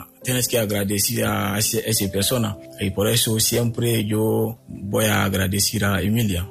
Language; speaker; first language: Spanish; non-native, fluent; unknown